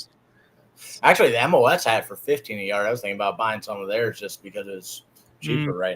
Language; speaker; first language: English; native; English